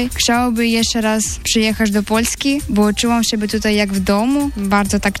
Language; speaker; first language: Polish; non-native, learner; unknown